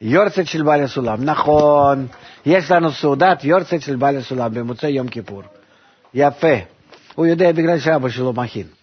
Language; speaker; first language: Hebrew; non-native, fluent; Russian